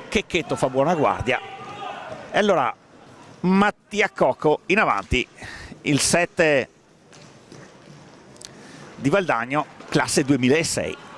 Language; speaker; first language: Italian; native; Italian